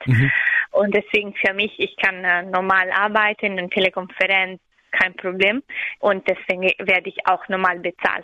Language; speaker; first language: German; non-native, learner; Italian